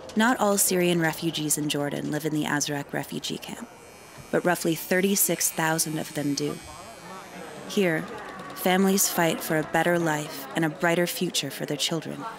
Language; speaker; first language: English; native; English